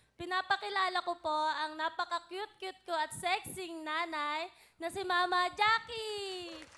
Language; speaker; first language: Filipino; native; Filipino